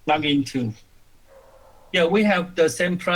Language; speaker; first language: English; non-native, learner; Chinese